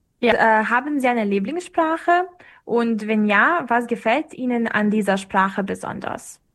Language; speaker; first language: German; non-native, fluent; Serbian